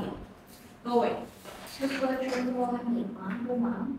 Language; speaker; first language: Chinese; non-native, learner; Vietnamese